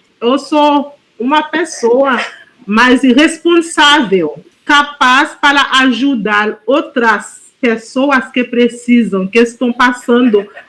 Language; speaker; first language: Portuguese; non-native, fluent; Haitian Creole